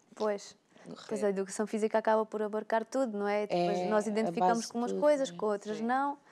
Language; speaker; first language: Portuguese; native; Portuguese